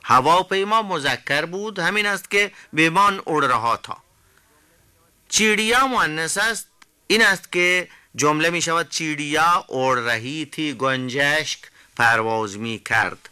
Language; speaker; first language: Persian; non-native, fluent; Hindi